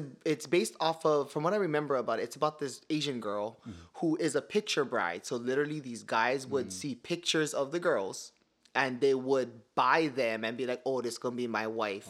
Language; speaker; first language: English; early bilingual, other home language; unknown